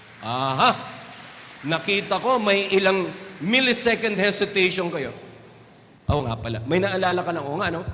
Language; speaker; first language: Filipino; non-native, local second language; Waray